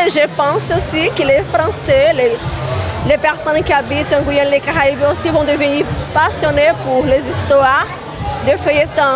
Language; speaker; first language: French; non-native, fluent; Portuguese